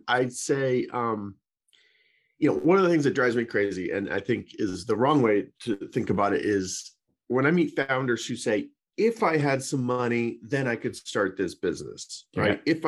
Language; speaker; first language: English; native; English